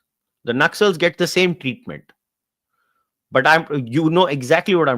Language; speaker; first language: English; non-native, local second language; Hindi